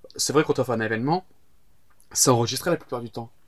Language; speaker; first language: French; native; French